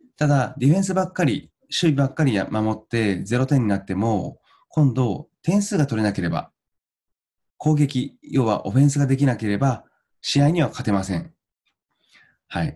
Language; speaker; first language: Japanese; native; Japanese